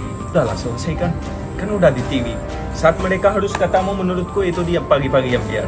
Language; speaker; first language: Indonesian; non-native, fluent; Hindi